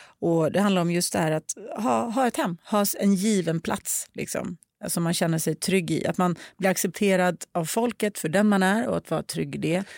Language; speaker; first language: Swedish; early bilingual, other home language; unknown